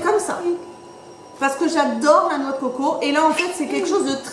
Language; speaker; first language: French; native; French